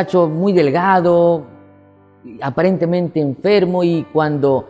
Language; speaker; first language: Spanish; native; Spanish